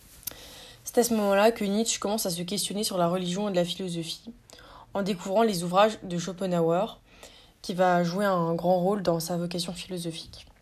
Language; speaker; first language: French; native; French